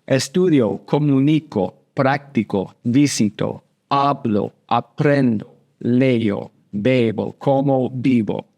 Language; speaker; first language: Spanish; non-native, fluent; English